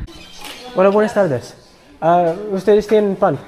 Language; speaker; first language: Spanish; non-native, learner; English